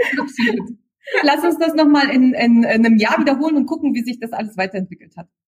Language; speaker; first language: German; early bilingual, other home language; Bulgarian